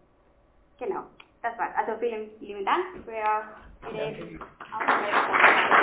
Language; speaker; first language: German; non-native, fluent; Spanish